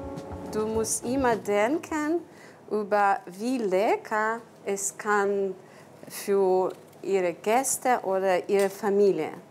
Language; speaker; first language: German; non-native, learner; Ukrainian